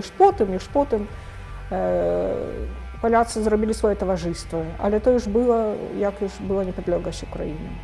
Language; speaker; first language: Polish; non-native, fluent; Russian